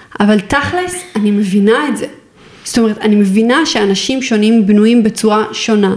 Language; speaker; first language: Hebrew; native; Hebrew